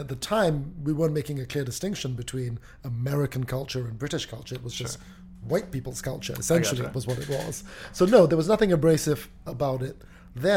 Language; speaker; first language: English; native; English